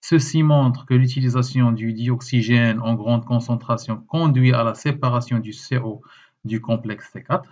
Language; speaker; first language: French; non-native, local second language; Arabic